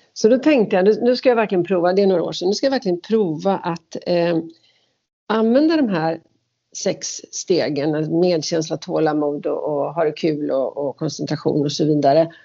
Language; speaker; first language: Swedish; native; Swedish